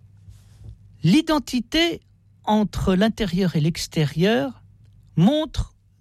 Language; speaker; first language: French; native; French